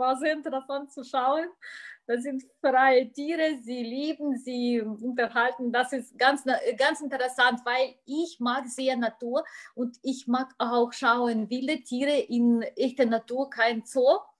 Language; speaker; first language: German; non-native, learner; Russian